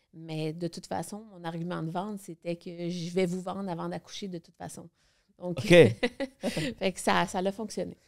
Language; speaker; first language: French; native; French